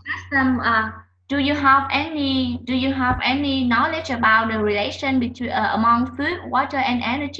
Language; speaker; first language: English; non-native, learner; Vietnamese